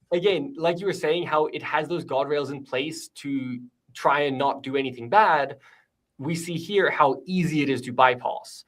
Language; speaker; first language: English; native; English